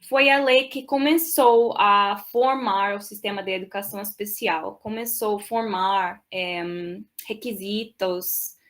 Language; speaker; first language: Portuguese; non-native, fluent; English